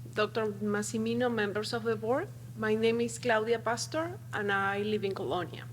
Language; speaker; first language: English; non-native, fluent; Spanish